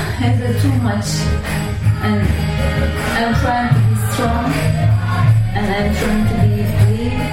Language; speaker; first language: English; non-native, learner; Turkish